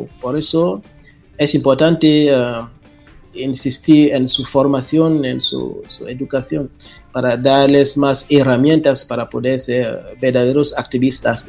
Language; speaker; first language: Spanish; non-native, fluent; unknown